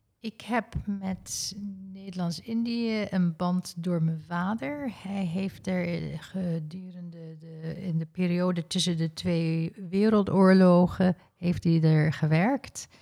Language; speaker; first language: Dutch; early bilingual, heritage; Dutch